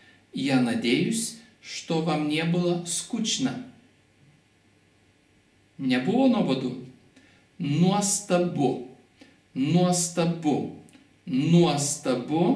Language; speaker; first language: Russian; non-native, fluent; Lithuanian